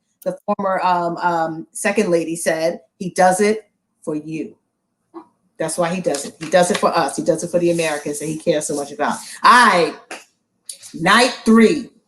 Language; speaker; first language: English; native; English